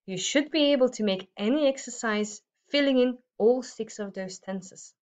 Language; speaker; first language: English; non-native, fluent; Dutch